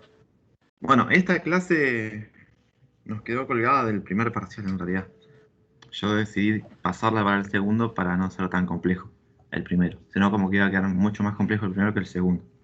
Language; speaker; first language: Spanish; native; Spanish